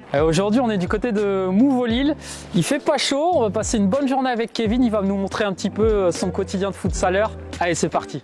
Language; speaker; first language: French; native; French